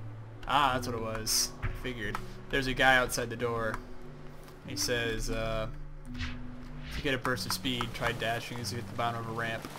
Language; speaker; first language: English; native; English